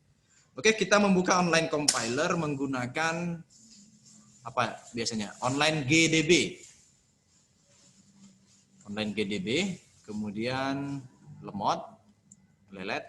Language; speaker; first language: Indonesian; native; Indonesian